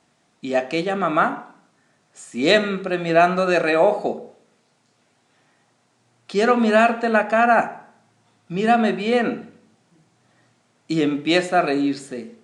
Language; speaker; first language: Spanish; native; Spanish